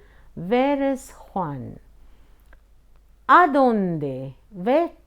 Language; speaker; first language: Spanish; non-native, fluent; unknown